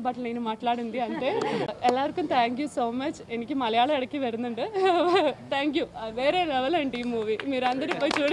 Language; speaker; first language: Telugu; non-native, learner; Malayalam